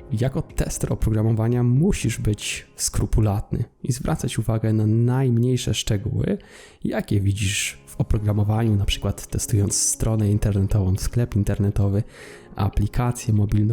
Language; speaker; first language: Polish; native; Polish